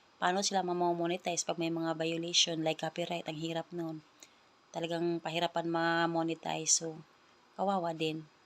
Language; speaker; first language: Filipino; non-native, local second language; Cebuano